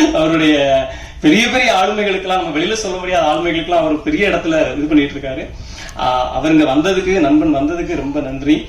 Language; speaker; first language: Tamil; native; Tamil